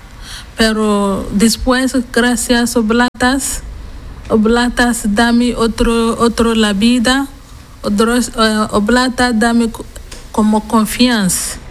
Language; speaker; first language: Spanish; non-native, learner; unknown